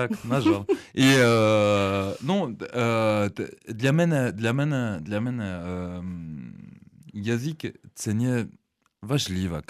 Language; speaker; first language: Ukrainian; non-native, learner; French